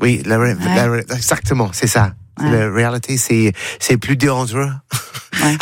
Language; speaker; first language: French; non-native, learner; English